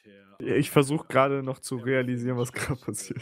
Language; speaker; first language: German; native; German